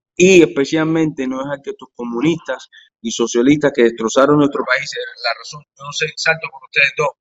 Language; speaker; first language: Spanish; early bilingual, heritage; Spanish